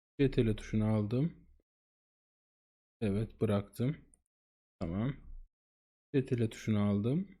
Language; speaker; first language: Turkish; native; Turkish